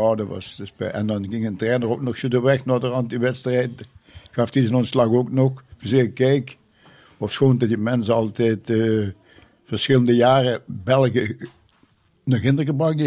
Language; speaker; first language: Dutch; native; Dutch